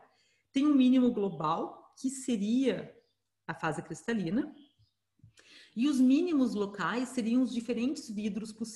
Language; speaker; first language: Portuguese; native; Portuguese